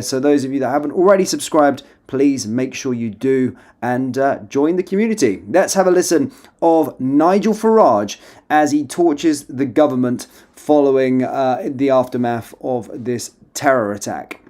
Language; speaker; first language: English; native; English